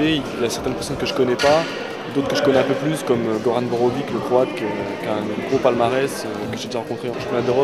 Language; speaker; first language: French; native; French